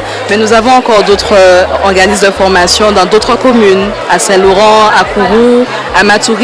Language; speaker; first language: French; native; French